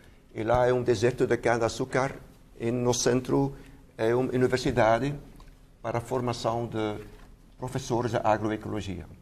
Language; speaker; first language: Portuguese; non-native, fluent; Dutch